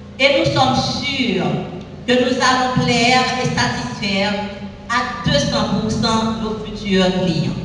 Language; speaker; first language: French; non-native, local second language; Haitian Creole